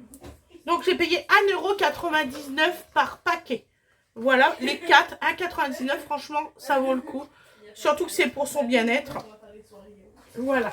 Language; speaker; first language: French; native; French